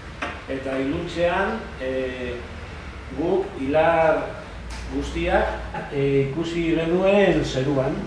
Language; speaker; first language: Basque; non-native, learner; Catalan